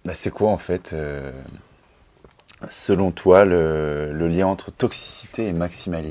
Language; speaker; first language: French; native; French